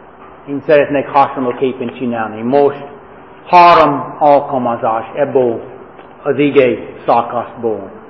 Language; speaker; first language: Hungarian; non-native, fluent; English